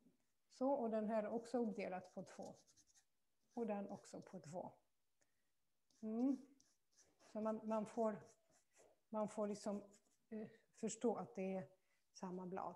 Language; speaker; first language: Swedish; non-native, fluent; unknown